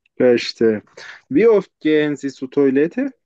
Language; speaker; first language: German; non-native, fluent; Turkish